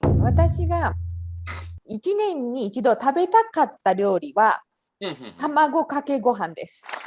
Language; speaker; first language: Japanese; native; Japanese